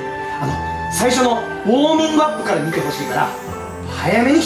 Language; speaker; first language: Japanese; native; Japanese